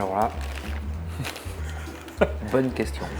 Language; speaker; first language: French; native; French